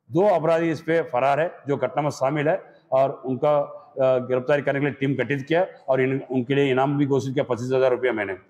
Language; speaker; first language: Hindi; native; Hindi